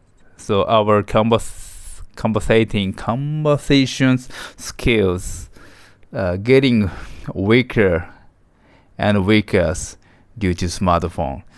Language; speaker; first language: English; non-native, learner; Japanese